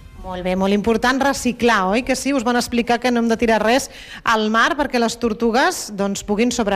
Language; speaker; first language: Catalan; native; Catalan